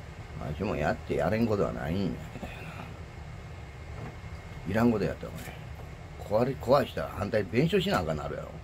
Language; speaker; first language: Japanese; native; Japanese